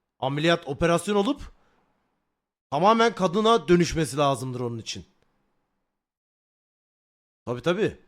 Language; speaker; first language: Turkish; native; Turkish